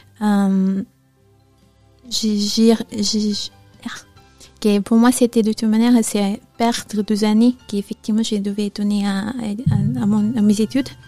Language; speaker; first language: French; non-native, learner; Italian